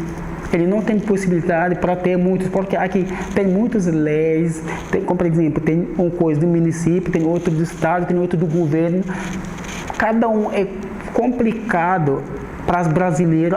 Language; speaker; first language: Portuguese; non-native, learner; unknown